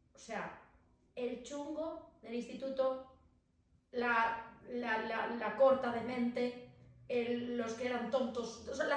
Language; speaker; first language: Spanish; native; Spanish